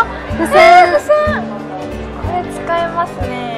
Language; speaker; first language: Japanese; native; Japanese